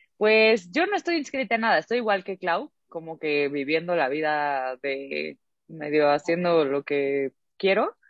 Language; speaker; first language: Spanish; early bilingual, heritage; Spanish